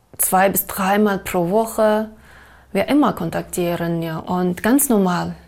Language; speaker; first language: German; non-native, learner; Uyghur